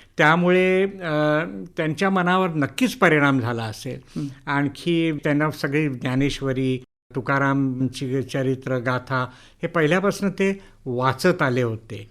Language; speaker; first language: Marathi; native; Marathi